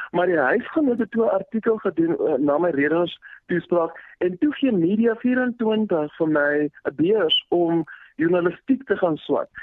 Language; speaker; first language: Afrikaans; early bilingual, other home language; Zulu